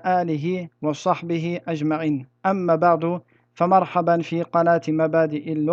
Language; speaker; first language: Arabic; non-native, fluent; French